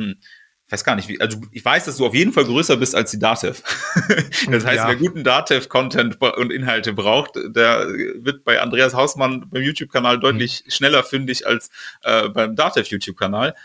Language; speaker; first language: German; native; German